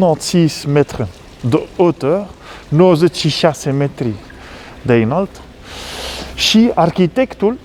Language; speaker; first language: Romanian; non-native, learner; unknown